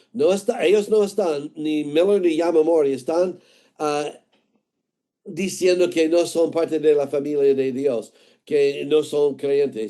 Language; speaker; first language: Spanish; non-native, fluent; English